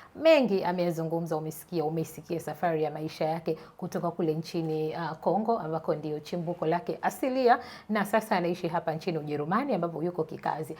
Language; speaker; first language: Swahili; native; Swahili